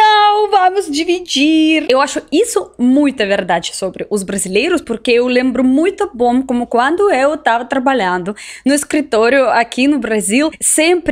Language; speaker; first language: Portuguese; non-native, learner; Russian